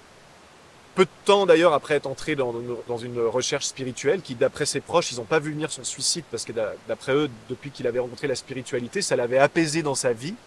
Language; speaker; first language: French; native; French